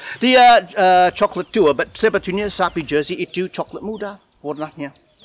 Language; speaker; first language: Indonesian; non-native, fluent; English